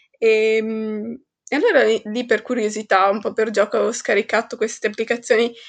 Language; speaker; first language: Italian; early bilingual, other home language; Arabic